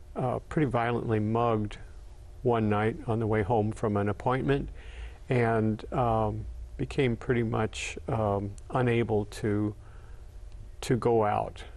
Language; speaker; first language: English; native; English